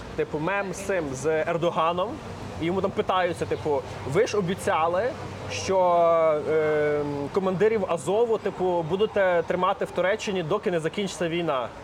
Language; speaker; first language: Ukrainian; native; Ukrainian